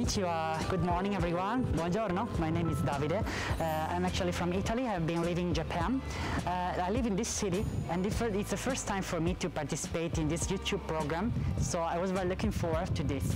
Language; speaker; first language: English; non-native, fluent; Italian